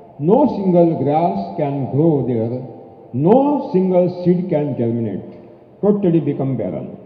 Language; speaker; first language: English; non-native, local second language; Marathi